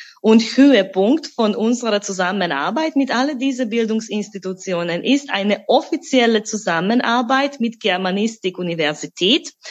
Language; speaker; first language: German; non-native, fluent; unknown